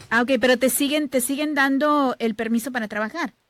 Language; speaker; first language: Spanish; native; Spanish